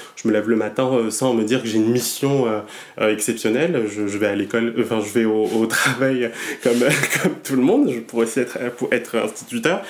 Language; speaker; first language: French; non-native, local second language; Malagasy